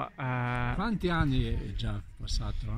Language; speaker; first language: Italian; non-native, learner; Slovenian